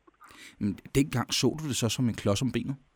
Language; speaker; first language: Danish; native; Danish